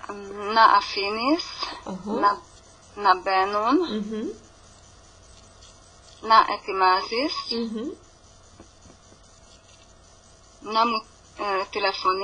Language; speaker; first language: Greek; non-native, learner; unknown